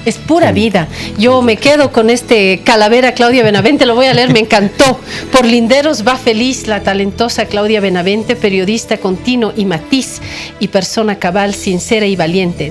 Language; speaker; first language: Spanish; native; Spanish